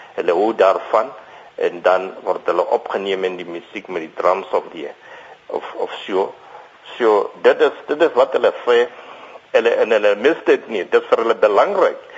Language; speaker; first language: Afrikaans; non-native, local second language; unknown